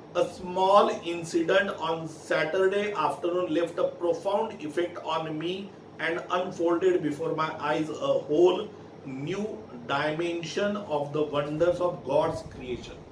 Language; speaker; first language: English; non-native, local second language; Marathi